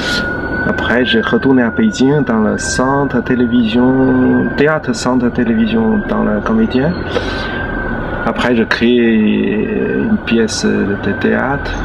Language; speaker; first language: French; non-native, learner; Chinese